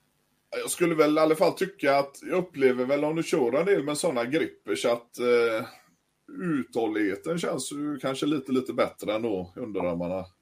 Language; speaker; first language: Swedish; native; Swedish